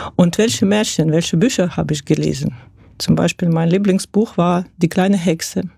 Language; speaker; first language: German; non-native, fluent; Russian